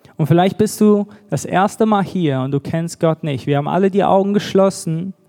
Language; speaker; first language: German; native; German